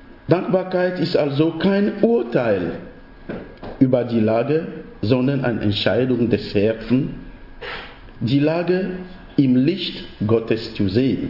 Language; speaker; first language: German; non-native, fluent; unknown